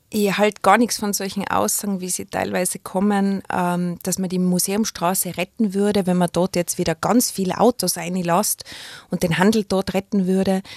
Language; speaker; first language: German; native; German